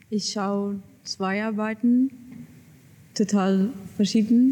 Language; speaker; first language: German; non-native, learner; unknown